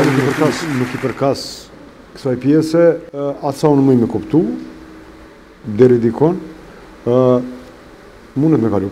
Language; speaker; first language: Albanian; native; Albanian